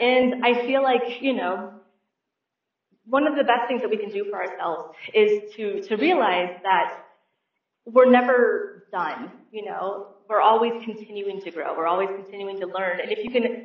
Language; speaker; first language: English; native; English